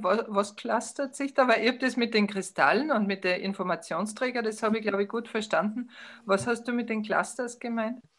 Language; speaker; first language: German; native; German